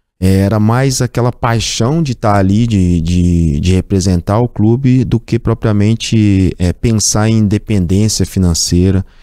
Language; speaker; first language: Portuguese; native; Portuguese